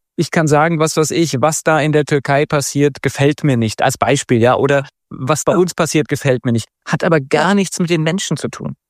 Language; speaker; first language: German; native; German